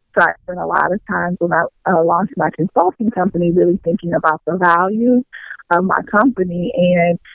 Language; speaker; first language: English; native; English